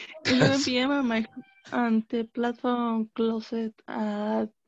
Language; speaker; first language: English; non-native, learner; Spanish